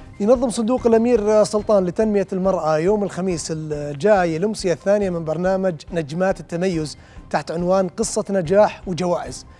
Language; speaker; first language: Arabic; native; Arabic